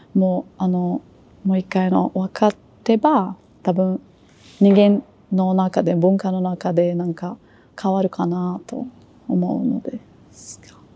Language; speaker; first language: Japanese; non-native, fluent; Portuguese